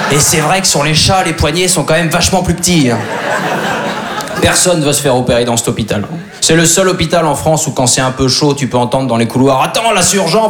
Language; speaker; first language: French; native; French